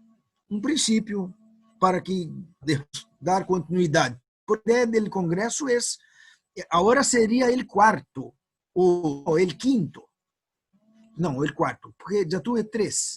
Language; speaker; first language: Spanish; non-native, fluent; Portuguese